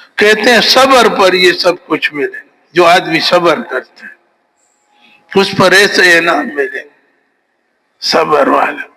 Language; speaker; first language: Urdu; non-native, local second language; Pashto